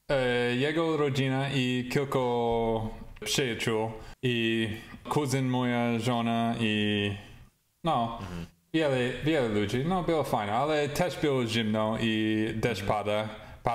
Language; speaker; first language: Polish; non-native, learner; English